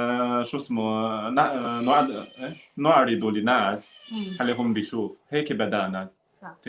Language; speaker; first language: Arabic; non-native, learner; Chinese